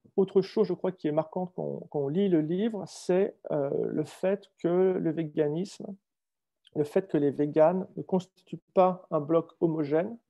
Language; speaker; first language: French; native; French